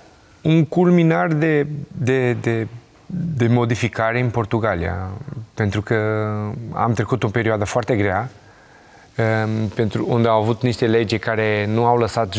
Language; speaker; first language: Romanian; non-native, learner; Portuguese